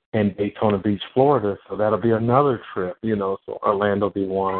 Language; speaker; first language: English; native; English